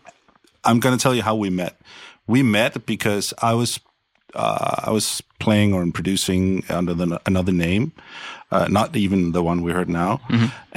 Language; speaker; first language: English; non-native, fluent; Danish